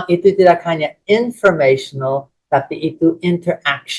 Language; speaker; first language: Indonesian; non-native, fluent; English